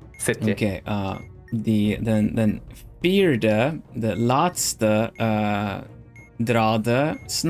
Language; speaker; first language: Dutch; non-native, learner; Swedish